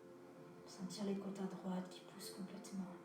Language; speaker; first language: French; native; French